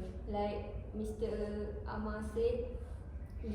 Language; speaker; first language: English; non-native, learner; Malay